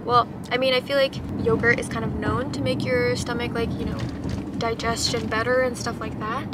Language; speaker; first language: English; early bilingual, other home language; Japanese